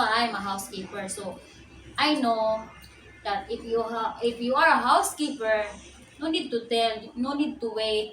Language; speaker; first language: English; non-native, local second language; Cebuano